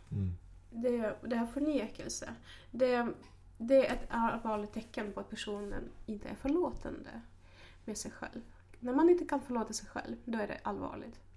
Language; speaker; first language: Swedish; non-native, fluent; Russian